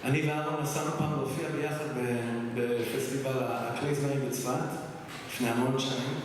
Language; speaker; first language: Hebrew; early bilingual, other home language; English